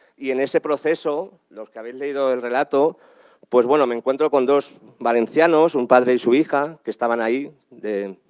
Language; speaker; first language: Spanish; native; Spanish